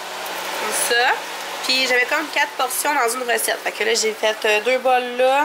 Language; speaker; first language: French; native; French